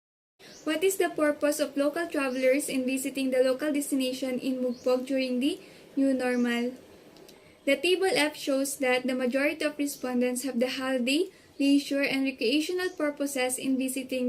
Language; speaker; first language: English; non-native, local second language; Filipino